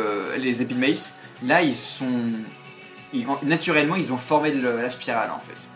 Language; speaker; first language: French; native; French